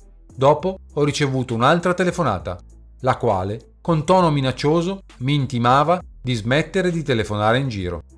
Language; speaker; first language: Italian; native; Italian